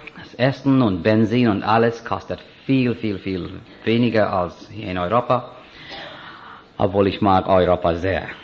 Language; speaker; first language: German; non-native, fluent; Hindi